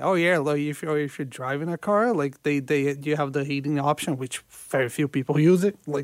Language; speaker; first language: English; non-native, fluent; Portuguese